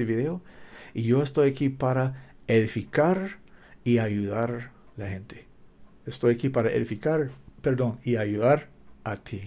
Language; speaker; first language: Spanish; non-native, learner; English